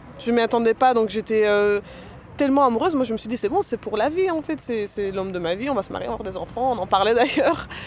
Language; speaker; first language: French; non-native, fluent; Persian